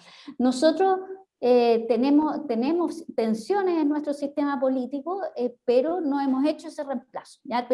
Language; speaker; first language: Spanish; native; Spanish